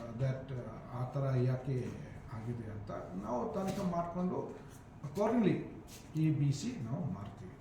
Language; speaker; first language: Kannada; non-native, fluent; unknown